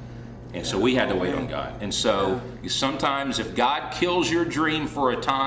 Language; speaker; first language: English; native; English